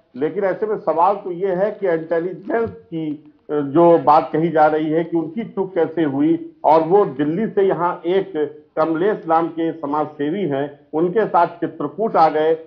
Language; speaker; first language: Hindi; native; Hindi